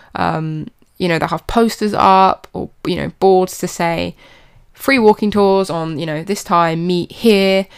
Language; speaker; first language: English; native; English